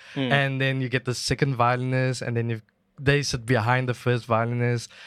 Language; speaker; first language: English; native; English